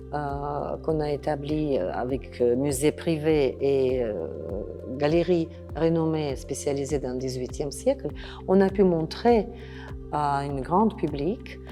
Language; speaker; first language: French; non-native, fluent; Russian